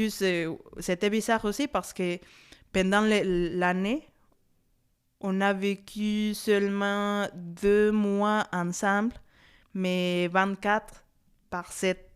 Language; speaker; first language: French; non-native, fluent; Spanish